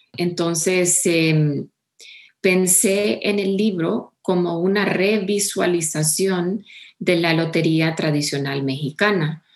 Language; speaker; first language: Spanish; early bilingual, heritage; Spanish